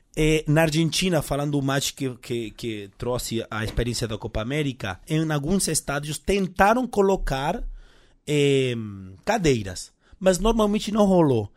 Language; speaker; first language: Portuguese; non-native, fluent; Spanish